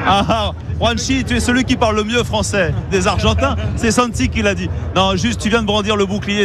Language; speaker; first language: French; native; French